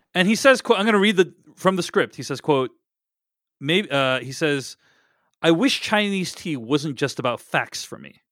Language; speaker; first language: English; early bilingual, other home language; Chinese